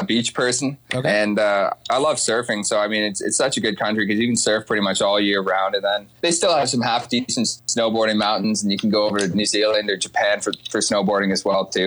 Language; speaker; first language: English; native; English